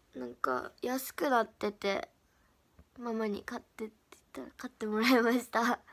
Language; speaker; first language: Japanese; native; Japanese